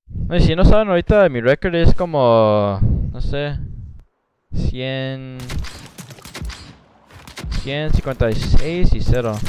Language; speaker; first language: Spanish; early bilingual, other home language; English